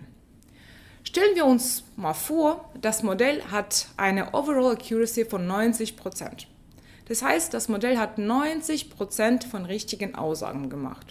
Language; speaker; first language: German; non-native, fluent; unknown